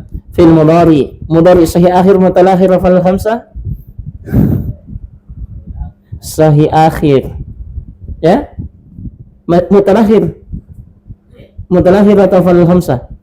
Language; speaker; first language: Arabic; non-native, fluent; Indonesian